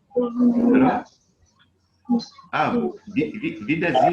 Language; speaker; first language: German; non-native, learner; Bemba